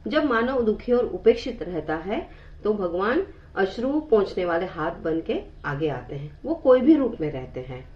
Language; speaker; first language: Hindi; non-native, local second language; Marathi